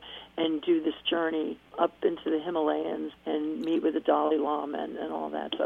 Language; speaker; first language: English; native; English